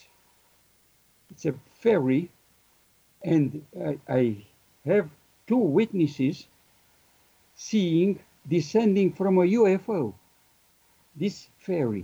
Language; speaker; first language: English; non-native, fluent; Romanian